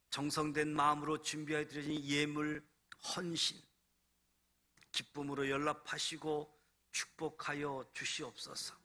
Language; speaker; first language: Korean; native; Korean